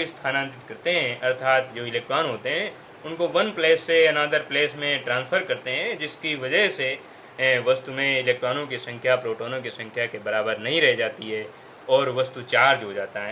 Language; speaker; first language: Hindi; native; Hindi